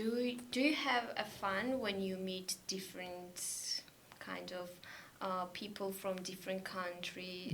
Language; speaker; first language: English; non-native, learner; Georgian